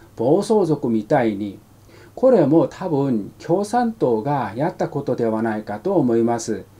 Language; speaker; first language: Japanese; non-native, fluent; Korean